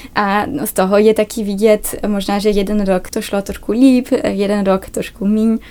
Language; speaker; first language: Czech; early bilingual, other home language; German